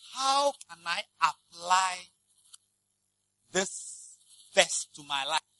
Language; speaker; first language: English; non-native, local second language; Akan